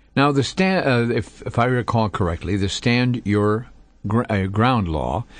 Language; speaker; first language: English; native; English